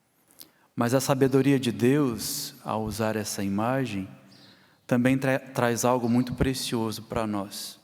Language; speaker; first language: Portuguese; native; Portuguese